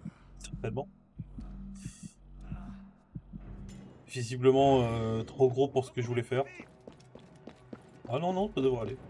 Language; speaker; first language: French; native; French